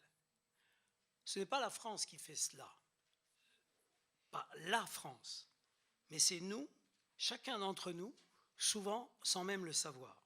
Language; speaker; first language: French; native; French